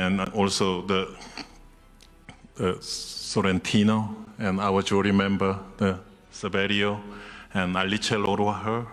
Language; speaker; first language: English; non-native, fluent; Korean